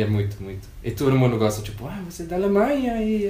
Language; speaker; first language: Portuguese; non-native, fluent; German